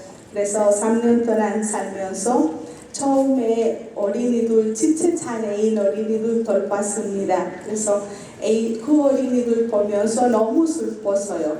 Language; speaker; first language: Korean; non-native, learner; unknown